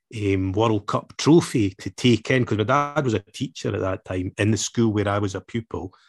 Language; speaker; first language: English; native; English